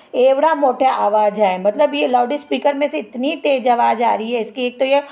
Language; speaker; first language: Hindi; non-native, local second language; Marathi